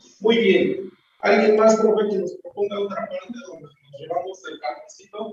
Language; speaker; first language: Spanish; native; Spanish